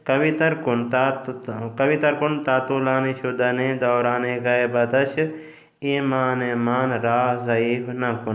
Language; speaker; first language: Persian; non-native, fluent; Urdu